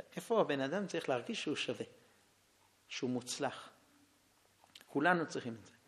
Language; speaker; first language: Hebrew; non-native, fluent; English